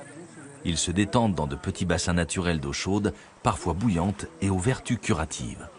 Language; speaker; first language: French; native; French